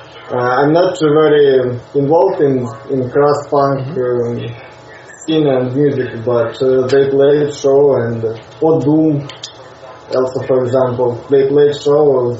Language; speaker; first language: English; non-native, learner; Russian